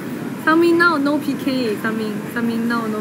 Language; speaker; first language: English; non-native, learner; Chinese